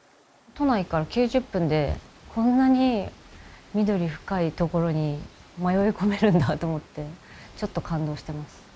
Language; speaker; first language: Japanese; native; Japanese